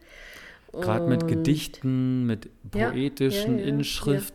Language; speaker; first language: German; native; German